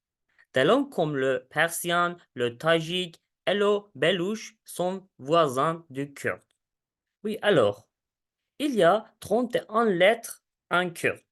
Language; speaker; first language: French; non-native, learner; Kurdish